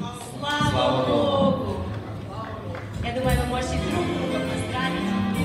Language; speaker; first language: Russian; early bilingual, heritage; Russian